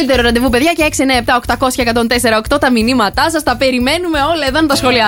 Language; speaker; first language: Greek; native; Greek